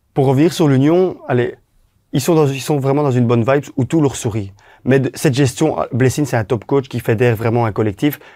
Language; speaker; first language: French; native; French